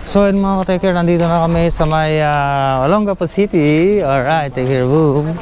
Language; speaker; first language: Filipino; native; Filipino